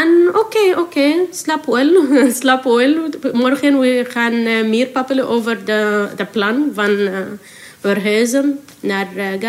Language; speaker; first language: Dutch; non-native, learner; Arabic